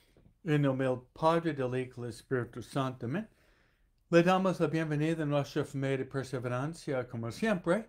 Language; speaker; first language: Spanish; non-native, fluent; English